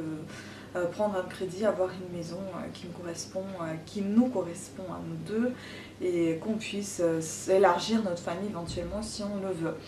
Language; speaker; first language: French; non-native, fluent; Russian